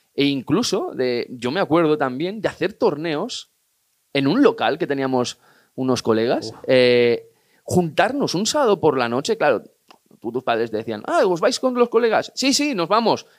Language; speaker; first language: Spanish; native; Spanish